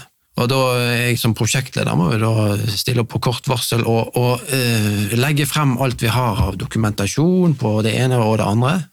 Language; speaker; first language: Norwegian; native; Norwegian